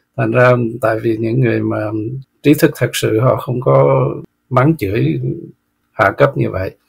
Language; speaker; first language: Vietnamese; native; Vietnamese